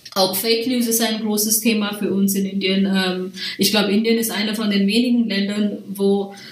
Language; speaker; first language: German; non-native, fluent; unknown